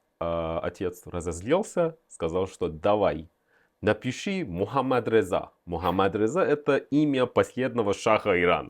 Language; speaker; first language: Russian; non-native, fluent; Persian